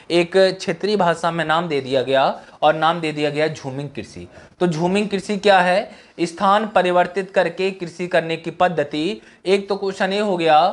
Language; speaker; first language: Hindi; native; Hindi